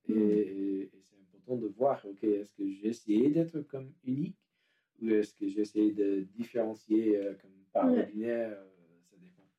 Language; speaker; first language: French; non-native, learner; English